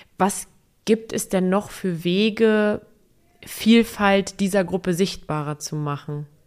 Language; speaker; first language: German; native; German